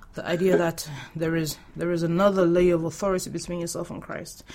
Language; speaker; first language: English; non-native, local second language; Yoruba